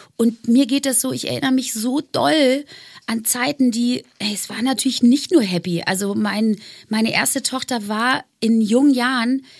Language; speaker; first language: German; native; German